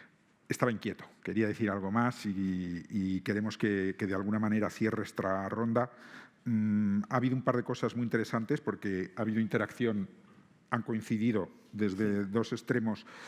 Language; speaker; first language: Spanish; native; Spanish